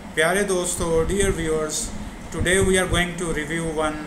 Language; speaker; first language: Urdu; non-native, local second language; Punjabi